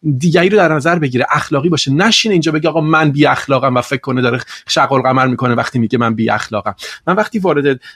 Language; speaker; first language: Persian; non-native, local second language; Kurdish